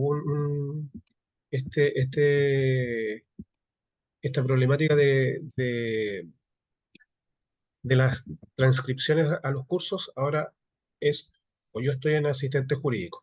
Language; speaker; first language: Spanish; native; Spanish